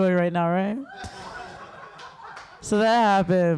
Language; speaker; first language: English; native; English